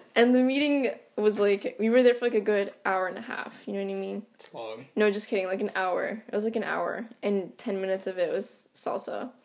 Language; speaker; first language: English; native; English